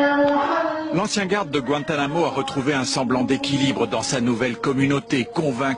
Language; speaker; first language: French; native; French